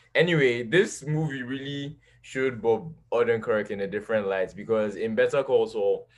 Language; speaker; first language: English; non-native, local second language; Yoruba